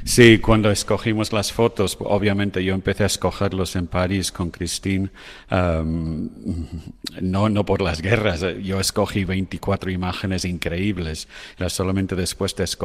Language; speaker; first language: Spanish; non-native, fluent; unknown